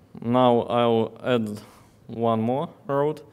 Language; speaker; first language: English; non-native, fluent; Russian